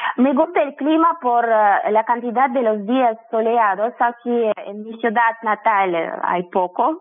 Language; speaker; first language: Spanish; non-native, fluent; Russian